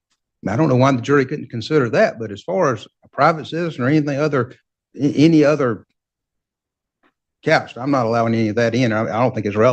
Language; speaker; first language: English; native; English